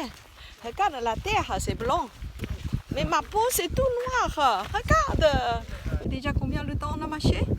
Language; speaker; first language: French; non-native, learner; Chinese